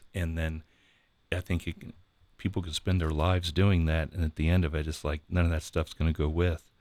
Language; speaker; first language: English; native; English